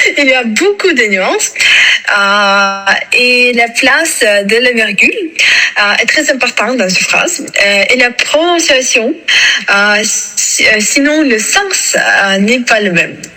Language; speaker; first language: French; non-native, fluent; Russian